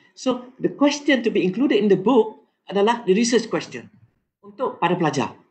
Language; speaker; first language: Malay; native; Malay